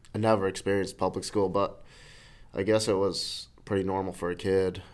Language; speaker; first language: English; native; English